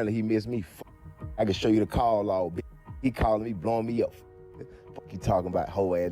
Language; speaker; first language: English; native; English